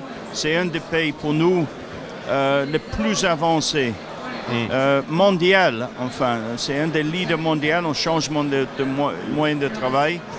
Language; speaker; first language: French; non-native, fluent; English